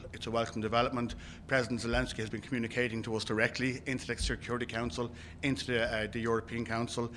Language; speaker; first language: English; native; English